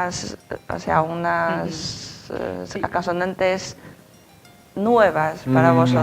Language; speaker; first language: Spanish; non-native, fluent; Chinese